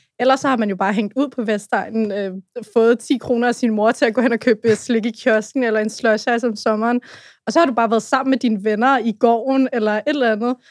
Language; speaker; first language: Danish; early bilingual, other home language; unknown